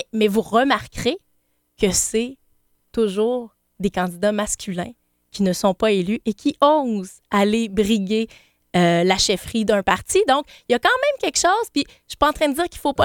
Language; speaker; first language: French; native; French